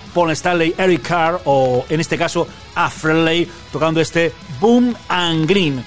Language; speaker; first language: Spanish; native; Spanish